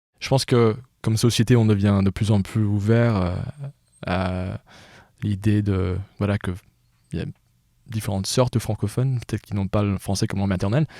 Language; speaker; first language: French; non-native, local second language; English